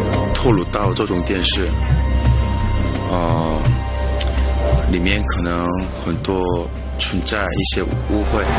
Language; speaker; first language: Chinese; non-native, fluent; Korean